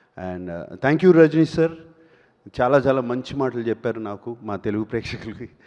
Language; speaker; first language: English; non-native, local second language; Telugu